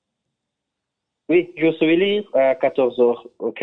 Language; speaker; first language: French; non-native, learner; Persian